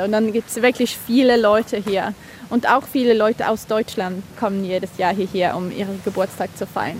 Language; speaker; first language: German; non-native, fluent; Swedish